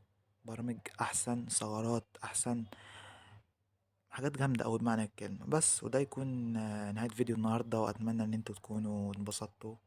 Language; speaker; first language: Arabic; native; Arabic